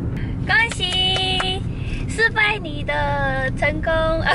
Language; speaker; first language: Chinese; non-native, fluent; Japanese